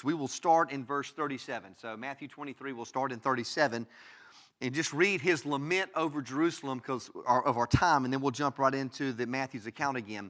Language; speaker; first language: English; native; English